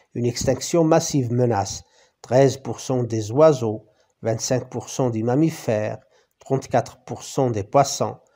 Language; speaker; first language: French; non-native, local second language; Arabic